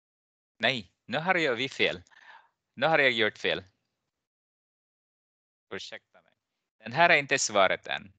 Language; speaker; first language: Swedish; non-native, fluent; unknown